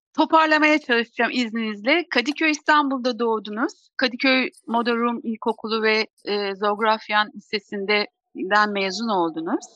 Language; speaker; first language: Turkish; native; Turkish